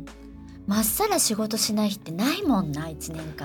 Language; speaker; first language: Japanese; native; Japanese